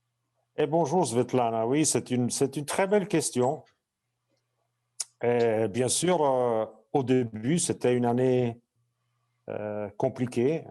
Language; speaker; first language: French; non-native, fluent; Italian